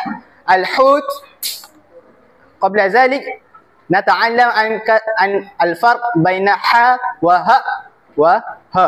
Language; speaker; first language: Arabic; non-native, learner; Malay